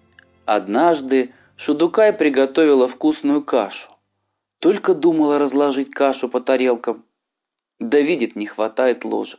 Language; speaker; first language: Russian; native; Russian